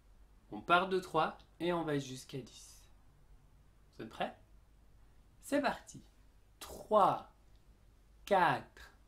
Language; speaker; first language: French; native; French